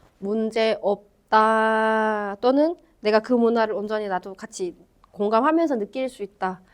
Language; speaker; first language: Korean; native; Korean